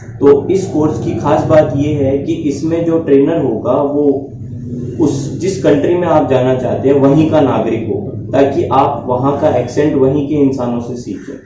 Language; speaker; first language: Hindi; native; Hindi